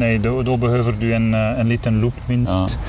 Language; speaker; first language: Swedish; non-native, learner; Dutch